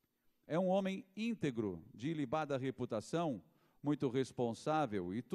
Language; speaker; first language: Portuguese; native; Portuguese